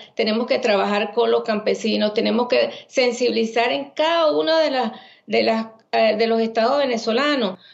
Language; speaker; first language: Spanish; native; Spanish